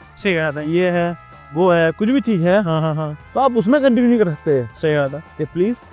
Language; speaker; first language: Hindi; native; Hindi